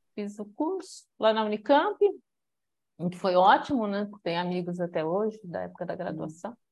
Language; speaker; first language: Portuguese; early bilingual, other home language; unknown